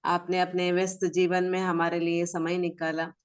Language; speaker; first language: Hindi; non-native, local second language; Kannada